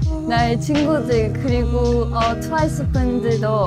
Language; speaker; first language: Korean; non-native, fluent; Chinese